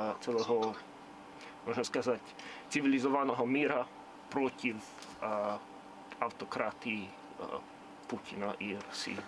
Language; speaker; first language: Ukrainian; non-native, learner; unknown